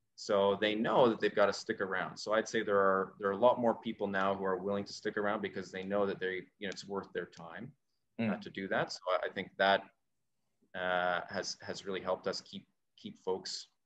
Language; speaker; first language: English; native; English